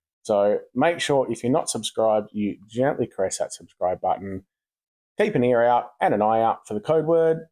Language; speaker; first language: English; native; English